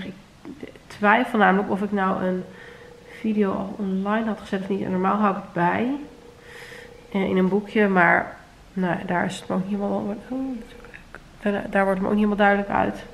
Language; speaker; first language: Dutch; native; Dutch